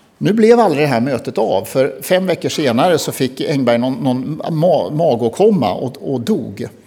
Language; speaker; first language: Swedish; native; Swedish